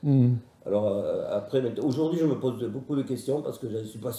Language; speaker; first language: French; native; French